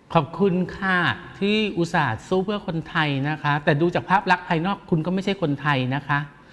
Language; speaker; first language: Thai; native; Thai